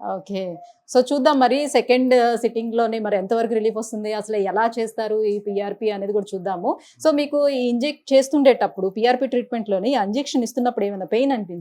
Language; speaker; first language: Telugu; native; Telugu